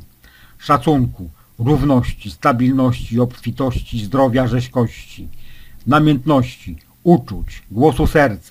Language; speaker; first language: Polish; native; Polish